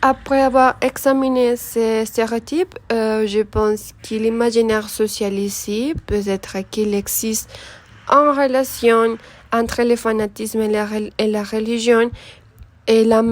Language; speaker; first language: French; non-native, learner; Spanish